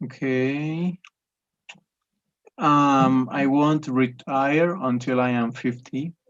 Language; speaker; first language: English; non-native, learner; Spanish